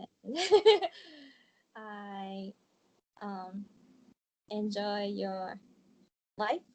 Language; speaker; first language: English; non-native, learner; Japanese